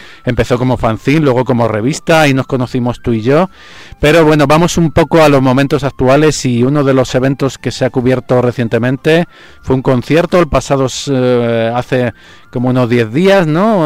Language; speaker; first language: Spanish; native; Spanish